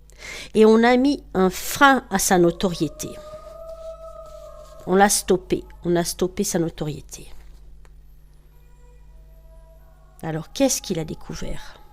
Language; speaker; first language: French; native; French